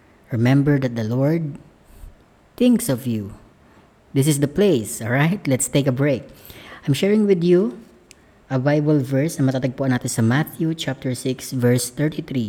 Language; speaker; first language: English; non-native, local second language; Filipino